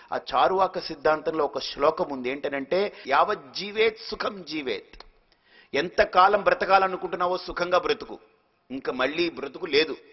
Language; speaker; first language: Telugu; native; Telugu